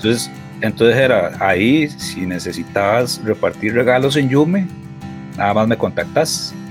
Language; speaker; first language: Spanish; native; Spanish